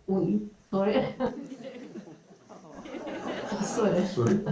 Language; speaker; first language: English; non-native, learner; Ukrainian